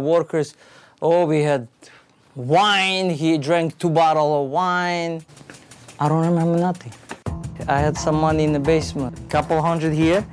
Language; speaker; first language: English; non-native, fluent; Russian